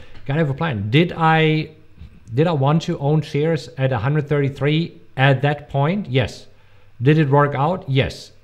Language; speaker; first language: English; non-native, fluent; German